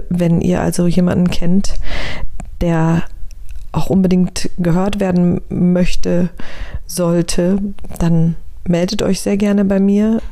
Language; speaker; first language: German; native; German